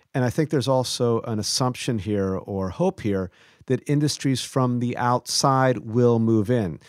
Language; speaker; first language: English; native; English